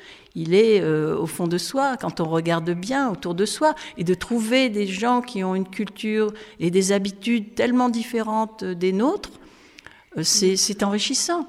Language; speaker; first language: French; native; French